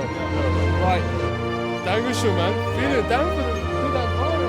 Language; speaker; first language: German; non-native, learner; English